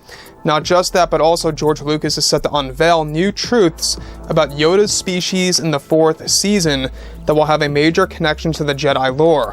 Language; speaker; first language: English; native; English